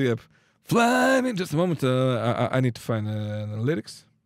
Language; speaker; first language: English; non-native, learner; Russian